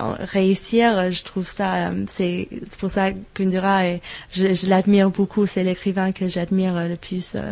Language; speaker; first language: French; non-native, fluent; English